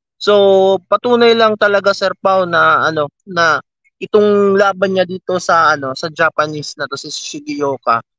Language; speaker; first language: Filipino; native; Filipino